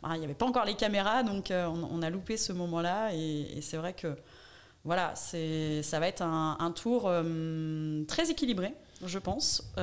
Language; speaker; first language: French; native; French